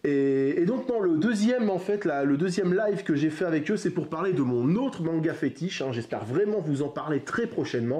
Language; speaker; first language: French; native; French